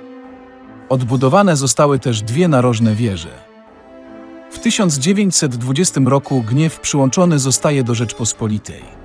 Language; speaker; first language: Polish; native; Polish